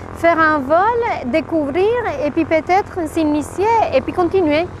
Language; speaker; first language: French; non-native, fluent; Spanish